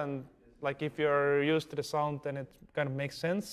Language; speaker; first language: English; non-native, fluent; Estonian